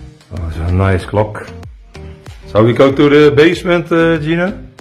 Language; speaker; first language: English; non-native, learner; Dutch